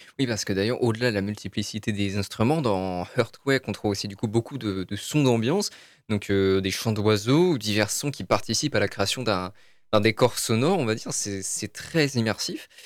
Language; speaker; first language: French; native; French